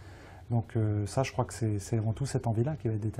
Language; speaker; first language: French; native; French